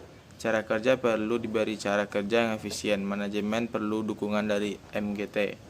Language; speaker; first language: Indonesian; native; Indonesian